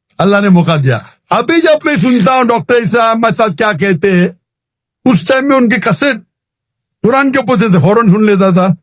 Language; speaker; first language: Urdu; non-native, local second language; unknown